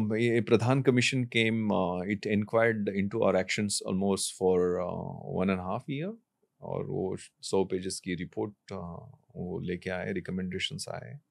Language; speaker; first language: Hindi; non-native, local second language; Marathi